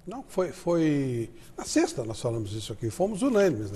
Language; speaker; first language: Portuguese; native; Portuguese